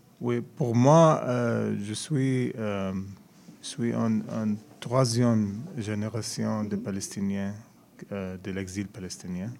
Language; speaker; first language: French; non-native, learner; Arabic